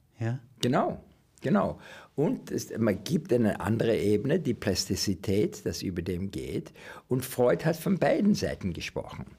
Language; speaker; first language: German; non-native, learner; English